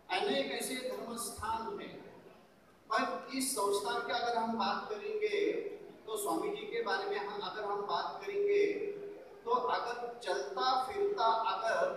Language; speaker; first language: Hindi; non-native, local second language; Marathi